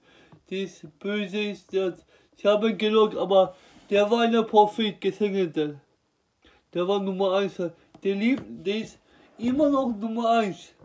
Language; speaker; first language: German; non-native, learner; Turkish